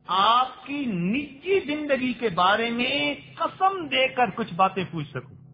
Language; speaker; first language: Urdu; non-native, local second language; Punjabi